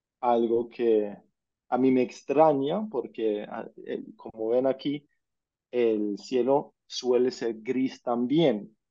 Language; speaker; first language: Spanish; non-native, fluent; Danish